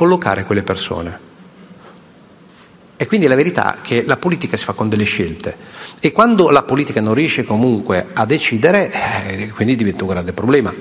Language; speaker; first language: Italian; native; Italian